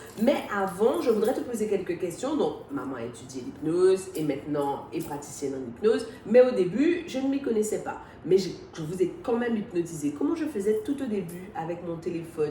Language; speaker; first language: French; native; French